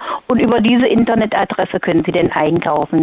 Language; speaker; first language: German; native; German